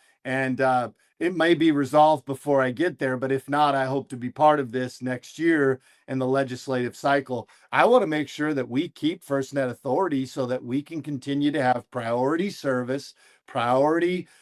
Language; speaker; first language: English; native; English